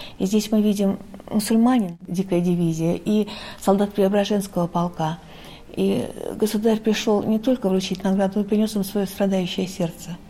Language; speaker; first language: Russian; native; Russian